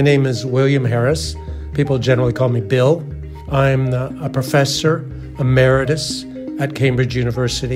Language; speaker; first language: English; native; English